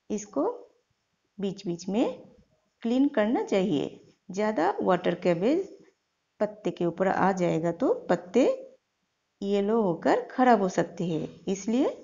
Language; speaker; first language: Hindi; non-native, local second language; Bangla